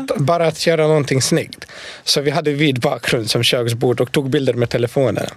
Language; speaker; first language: Swedish; non-native, fluent; Bosnian